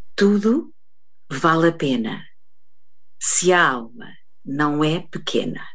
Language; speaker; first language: English; non-native, fluent; Portuguese